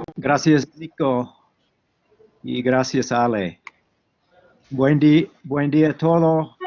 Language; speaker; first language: Spanish; non-native, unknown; English